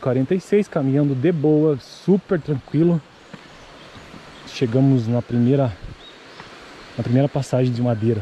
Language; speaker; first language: Portuguese; native; Portuguese